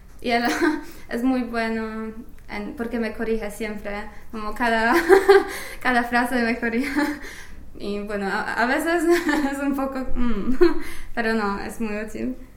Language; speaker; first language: Spanish; non-native, fluent; English